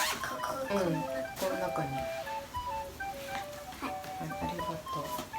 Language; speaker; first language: Japanese; native; Japanese